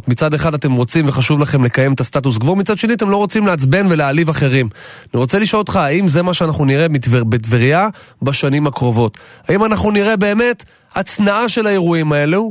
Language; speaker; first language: Hebrew; native; Hebrew